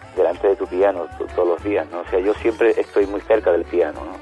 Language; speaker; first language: Spanish; native; Spanish